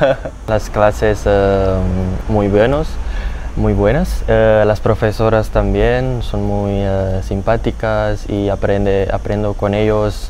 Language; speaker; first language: Spanish; non-native, learner; Indonesian